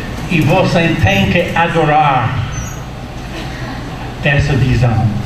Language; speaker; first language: Portuguese; non-native, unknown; English